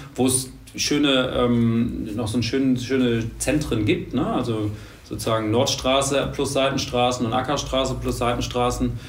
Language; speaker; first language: German; native; German